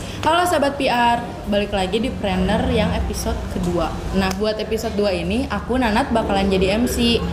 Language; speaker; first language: Indonesian; native; Indonesian